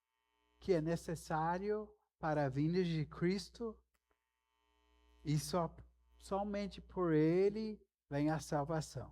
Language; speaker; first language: Portuguese; non-native, fluent; English